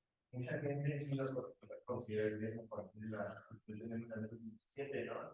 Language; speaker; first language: Spanish; native; Spanish